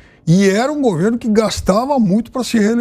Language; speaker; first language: Portuguese; native; Portuguese